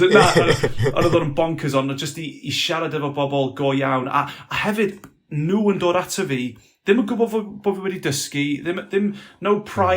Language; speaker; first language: Welsh; non-native, local second language; English